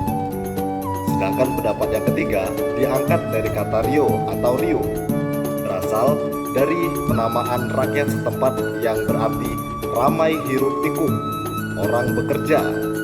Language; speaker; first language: Indonesian; non-native, local second language; Malay